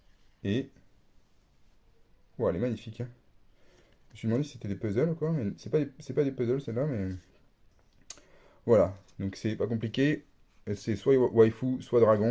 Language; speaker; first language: French; native; French